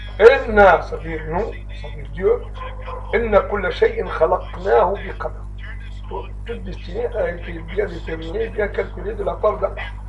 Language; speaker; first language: French; non-native, local second language; Arabic